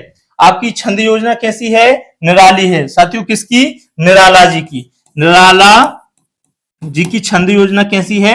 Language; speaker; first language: Hindi; native; Hindi